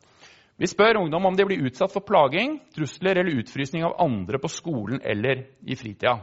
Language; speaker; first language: Norwegian; native; Norwegian